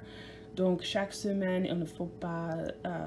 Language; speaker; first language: French; non-native, fluent; English